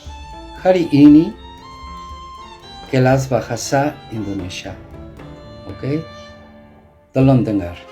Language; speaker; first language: Indonesian; non-native, learner; Spanish